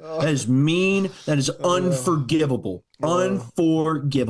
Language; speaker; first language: English; native; English